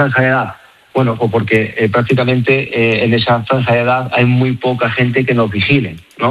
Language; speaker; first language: Spanish; native; Spanish